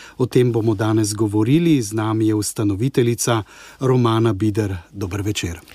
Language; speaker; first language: Slovenian; native; Slovenian